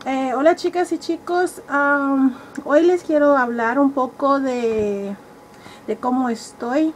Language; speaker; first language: Spanish; early bilingual, heritage; Spanish